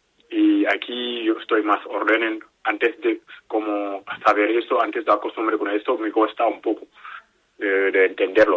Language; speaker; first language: Spanish; non-native, learner; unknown